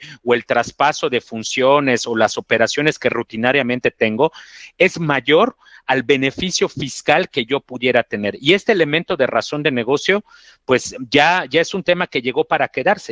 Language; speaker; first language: Spanish; native; Spanish